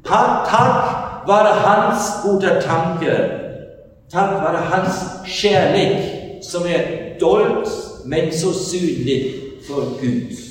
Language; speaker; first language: Swedish; non-native, fluent; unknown